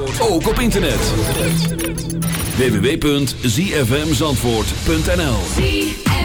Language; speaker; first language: Dutch; native; Dutch